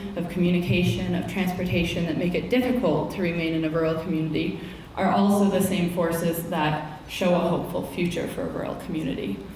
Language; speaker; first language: English; native; English